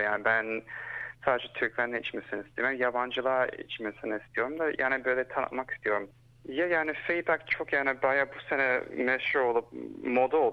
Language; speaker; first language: Turkish; early bilingual, heritage; Turkish